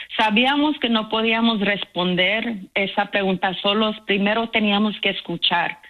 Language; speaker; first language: Spanish; early bilingual, heritage; Spanish